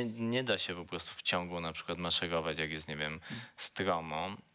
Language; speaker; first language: Polish; native; Polish